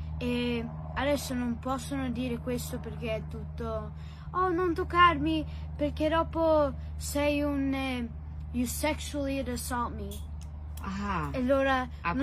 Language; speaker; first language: Italian; early bilingual, heritage; Italian